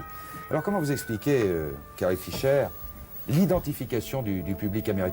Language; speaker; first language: French; native; French